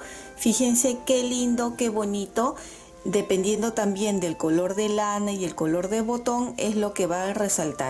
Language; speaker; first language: Spanish; native; Spanish